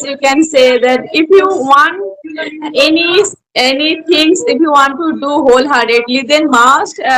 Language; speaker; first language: English; non-native, learner; Bangla